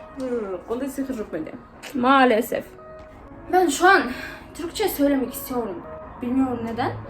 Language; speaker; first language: Turkish; non-native, learner; Kazakh